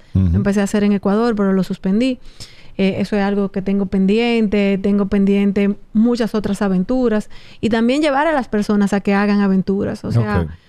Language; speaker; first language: Spanish; native; Spanish